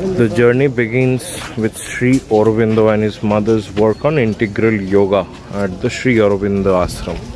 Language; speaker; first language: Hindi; non-native, local second language; Bangla